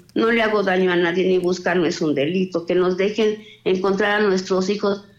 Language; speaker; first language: Spanish; native; Spanish